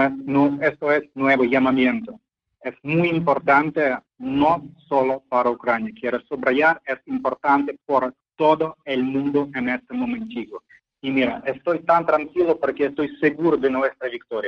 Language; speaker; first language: Spanish; non-native, fluent; Ukrainian